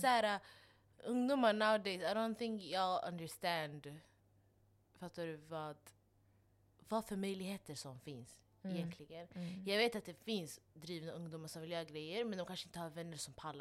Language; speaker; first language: Swedish; non-native, local second language; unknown